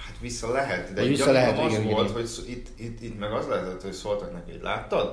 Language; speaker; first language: Hungarian; native; Hungarian